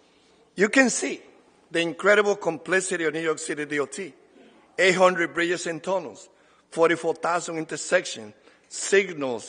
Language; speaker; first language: English; non-native, fluent; Spanish